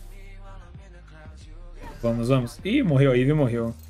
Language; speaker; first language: Portuguese; native; Portuguese